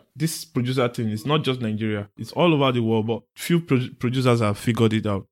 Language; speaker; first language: English; non-native, local second language; Bini